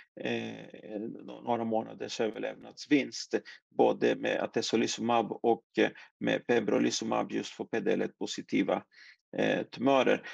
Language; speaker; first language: Swedish; non-native, fluent; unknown